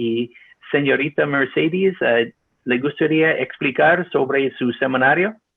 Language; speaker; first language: Spanish; non-native, learner; English